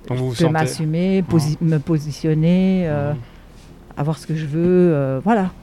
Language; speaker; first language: French; native; French